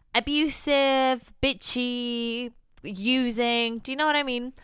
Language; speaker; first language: English; non-native, fluent; Polish